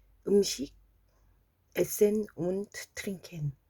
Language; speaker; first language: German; non-native, fluent; Korean